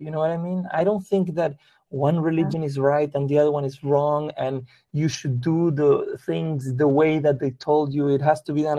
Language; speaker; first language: English; non-native, fluent; Spanish